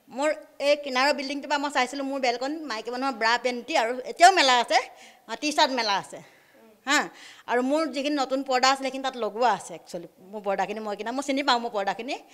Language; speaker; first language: Assamese; native; Assamese